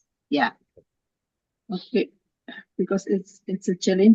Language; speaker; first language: English; non-native, learner; Indonesian